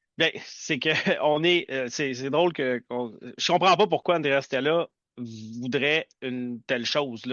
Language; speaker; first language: French; native; French